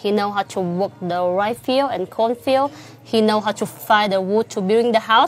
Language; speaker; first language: English; non-native, learner; Iu Mien